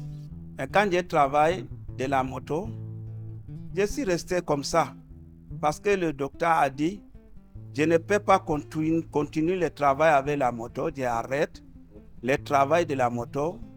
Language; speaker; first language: French; non-native, local second language; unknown